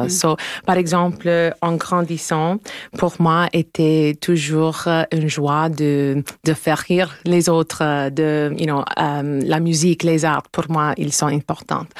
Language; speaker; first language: French; non-native, local second language; English